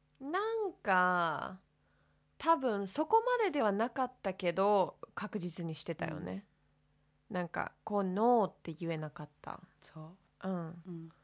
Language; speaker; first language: Japanese; early bilingual, heritage; English